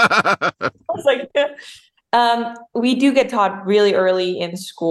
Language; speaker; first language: English; non-native, fluent; Danish